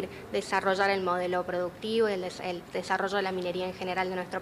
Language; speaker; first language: Spanish; native; Spanish